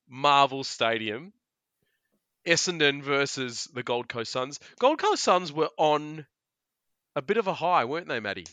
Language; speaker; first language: English; early bilingual, other home language; Italian